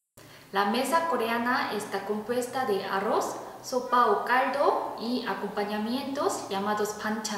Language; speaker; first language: Spanish; non-native, fluent; Korean